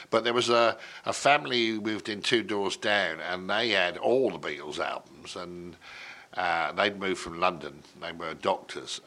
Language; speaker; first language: English; native; English